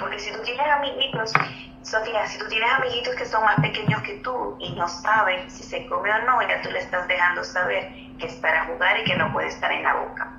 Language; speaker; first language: Spanish; native; Spanish